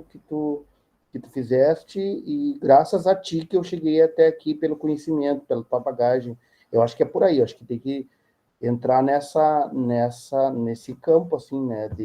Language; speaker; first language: Portuguese; native; Portuguese